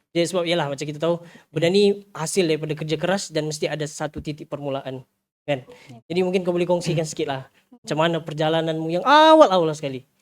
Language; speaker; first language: Malay; native; Malay